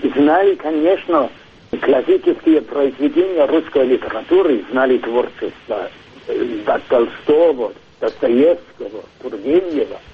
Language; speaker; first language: Russian; non-native, fluent; German